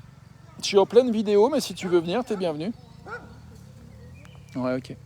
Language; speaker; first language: French; native; French